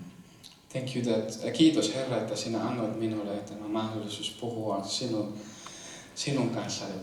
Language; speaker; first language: Finnish; non-native, fluent; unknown